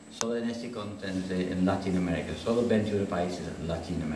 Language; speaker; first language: Spanish; non-native, learner; English